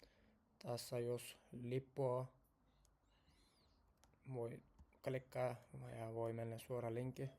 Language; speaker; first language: Finnish; non-native, learner; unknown